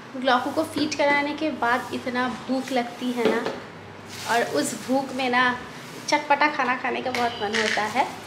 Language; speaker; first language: Hindi; non-native, local second language; Bangla